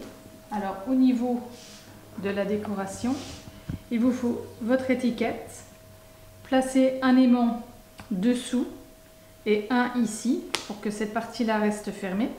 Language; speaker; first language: French; native; French